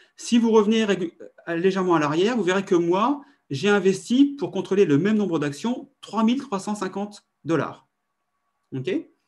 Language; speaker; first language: French; native; French